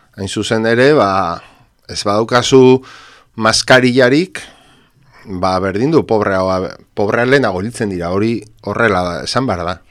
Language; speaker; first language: Basque; non-native, local second language; Spanish